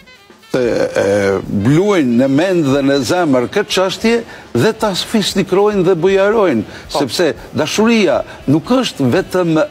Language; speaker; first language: Albanian; native; Albanian